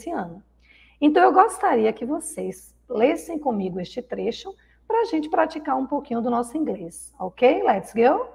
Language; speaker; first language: Portuguese; native; Portuguese